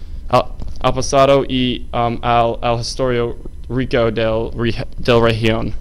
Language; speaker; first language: Spanish; non-native, learner; English